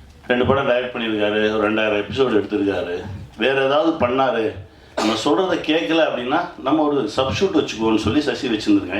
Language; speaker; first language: Tamil; native; Tamil